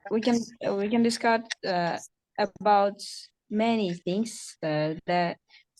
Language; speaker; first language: English; non-native, learner; Uzbek